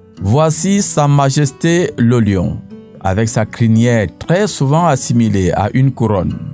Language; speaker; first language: French; native; French